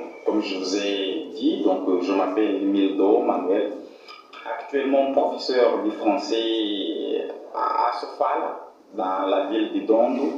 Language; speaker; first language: French; non-native, fluent; Portuguese